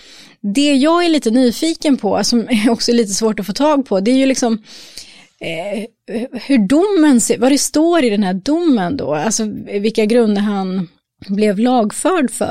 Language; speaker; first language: Swedish; native; Swedish